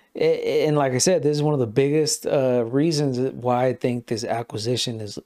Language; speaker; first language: English; non-native, fluent; Spanish